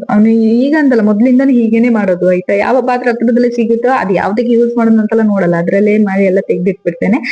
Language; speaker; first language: Kannada; non-native, local second language; Kodava